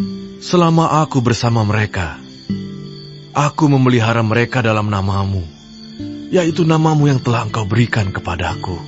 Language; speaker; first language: Indonesian; native; Indonesian